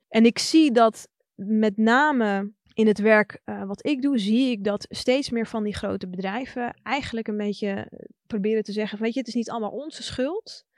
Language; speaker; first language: Dutch; early bilingual, other home language; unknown